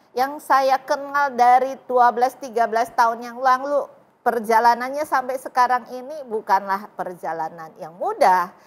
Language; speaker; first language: Indonesian; native; Indonesian